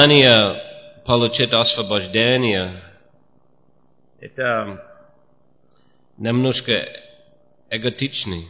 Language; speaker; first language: Russian; non-native, fluent; English